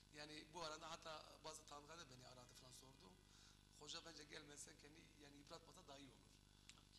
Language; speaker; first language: Turkish; non-native, local second language; Kurdish